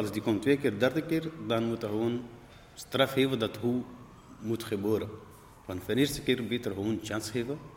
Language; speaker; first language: Dutch; non-native, learner; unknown